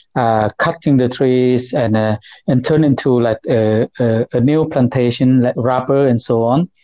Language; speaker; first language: English; non-native, learner; Lao